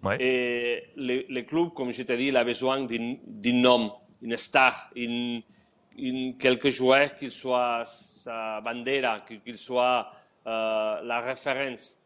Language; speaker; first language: French; non-native, learner; Catalan